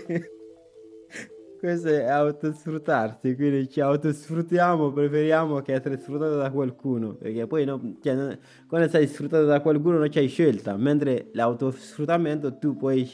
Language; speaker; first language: Italian; non-native, fluent; Bambara